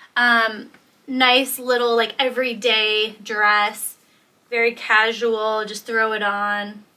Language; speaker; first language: English; native; English